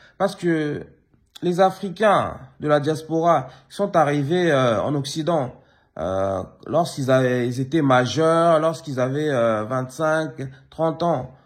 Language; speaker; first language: French; early bilingual, other home language; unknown